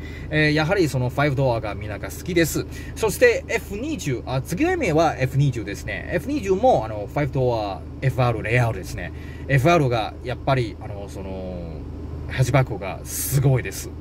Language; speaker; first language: Japanese; non-native, learner; Chinese